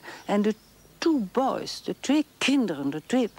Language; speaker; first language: Dutch; non-native, learner; French